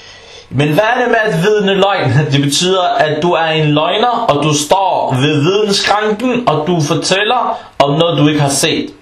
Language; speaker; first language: Danish; early bilingual, other home language; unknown